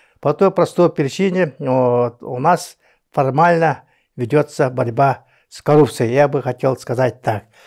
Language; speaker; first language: Russian; non-native, local second language; Yakut